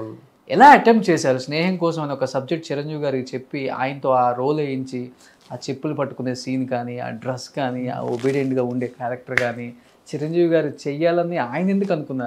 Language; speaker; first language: Telugu; native; Telugu